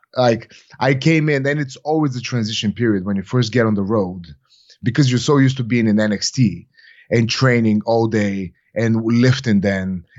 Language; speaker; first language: English; non-native, fluent; Bulgarian